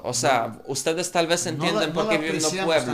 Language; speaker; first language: Spanish; non-native, learner; Polish